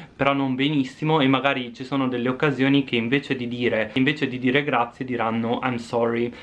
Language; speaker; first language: Italian; native; Italian